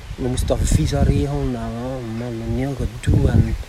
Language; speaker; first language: Dutch; native; Dutch